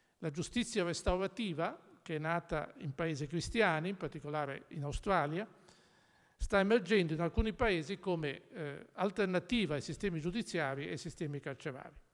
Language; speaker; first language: Italian; native; Italian